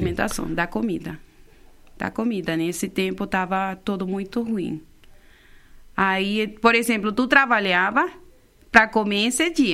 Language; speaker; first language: Portuguese; non-native, fluent; Spanish